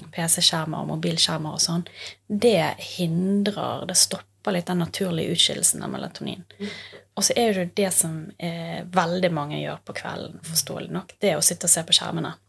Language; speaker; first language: Norwegian; native; Norwegian